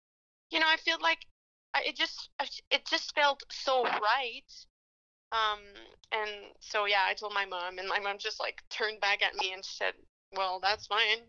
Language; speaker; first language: English; non-native, fluent; French